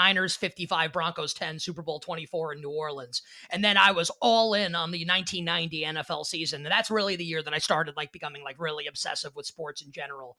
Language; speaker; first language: English; native; English